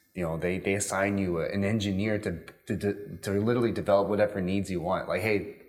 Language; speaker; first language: English; native; English